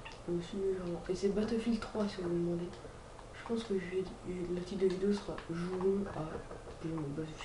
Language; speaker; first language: French; native; French